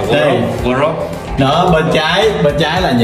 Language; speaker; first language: Vietnamese; native; Vietnamese